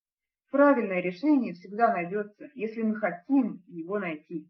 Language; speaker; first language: Russian; native; Russian